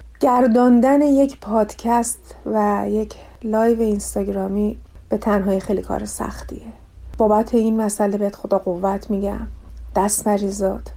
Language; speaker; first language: Persian; native; Persian